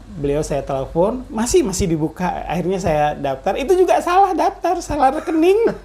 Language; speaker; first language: Indonesian; native; Indonesian